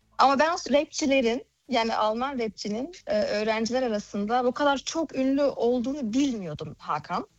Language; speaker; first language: Turkish; early bilingual, heritage; Turkish